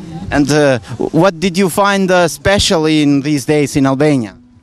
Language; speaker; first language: English; non-native, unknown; Albanian